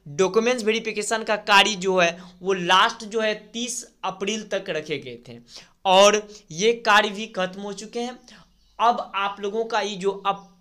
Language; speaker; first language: Hindi; native; Hindi